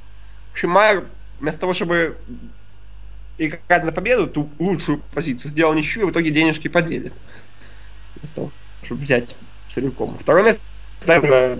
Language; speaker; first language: Russian; native; Russian